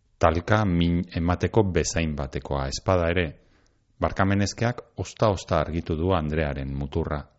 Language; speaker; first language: Basque; native; Basque